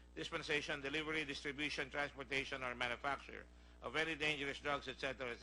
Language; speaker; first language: English; non-native, local second language; Filipino